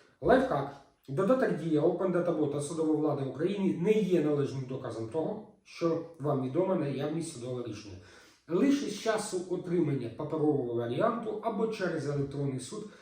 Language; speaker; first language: Ukrainian; native; Ukrainian